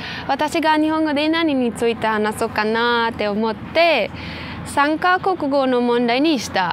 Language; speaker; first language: Japanese; non-native, learner; German